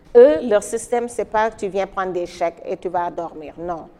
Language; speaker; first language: French; non-native, local second language; Wolof